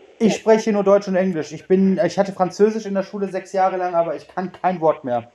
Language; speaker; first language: German; native; German